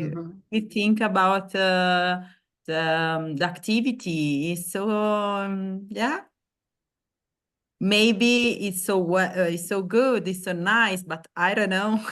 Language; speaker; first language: English; non-native, learner; Italian